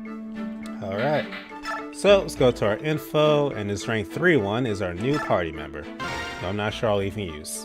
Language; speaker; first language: English; native; English